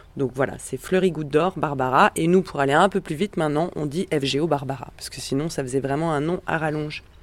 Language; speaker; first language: French; native; French